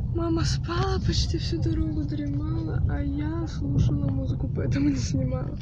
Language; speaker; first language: Russian; native; Russian